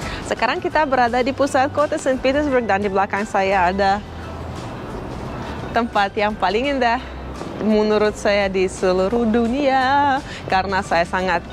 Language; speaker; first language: Indonesian; non-native, fluent; Russian